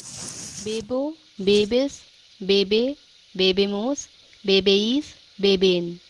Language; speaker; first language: Spanish; non-native, learner; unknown